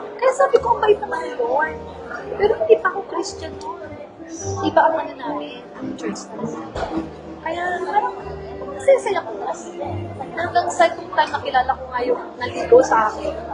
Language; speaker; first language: Filipino; native; Filipino